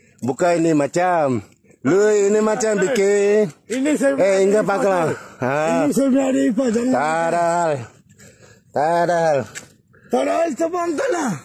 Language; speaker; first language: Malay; non-native, local second language; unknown